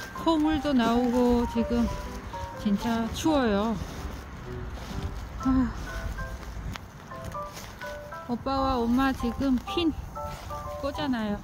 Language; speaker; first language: Korean; non-native, learner; Vietnamese